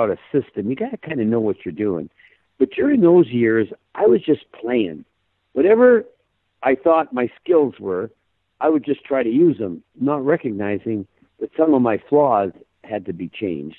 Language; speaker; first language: English; native; English